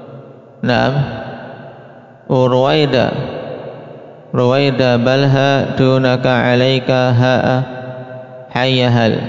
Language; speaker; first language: Arabic; non-native, fluent; Indonesian